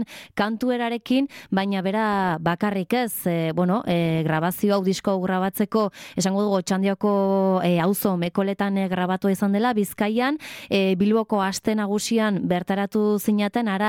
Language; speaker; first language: Basque; native; Basque